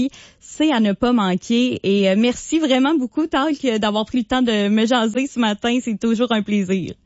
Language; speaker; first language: French; native; French